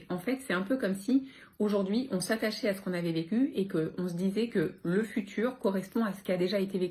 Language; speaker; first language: French; native; French